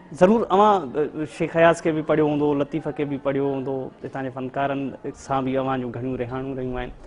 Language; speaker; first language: Sindhi; native; Sindhi